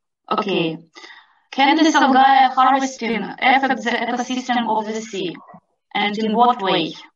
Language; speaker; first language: English; non-native, learner; Ukrainian